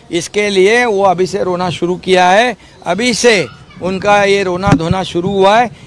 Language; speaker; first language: Hindi; non-native, local second language; Marathi